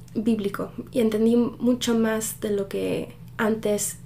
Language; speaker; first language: Spanish; early bilingual, heritage; Spanish